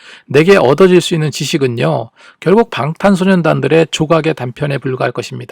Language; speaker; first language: Korean; native; Korean